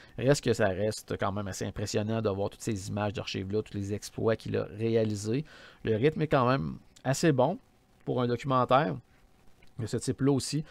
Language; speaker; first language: French; native; French